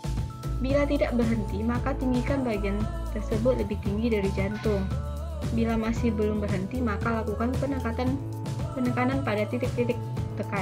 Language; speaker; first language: Indonesian; native; Indonesian